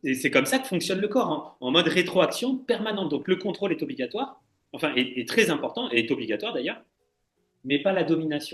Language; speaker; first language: French; native; French